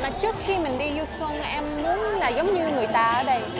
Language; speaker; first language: Vietnamese; early bilingual, heritage; Vietnamese